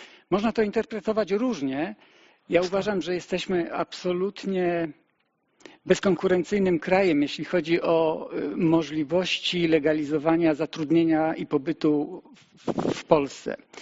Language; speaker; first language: Polish; native; Polish